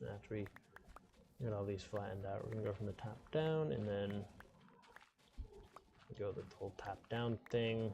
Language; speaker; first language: English; native; English